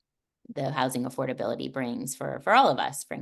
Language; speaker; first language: English; native; English